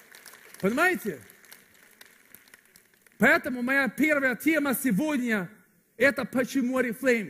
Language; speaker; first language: Russian; non-native, fluent; Swedish